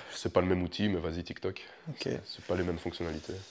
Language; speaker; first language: French; early bilingual, other home language; Romanian